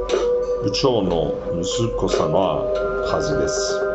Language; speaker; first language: Japanese; non-native, learner; Catalan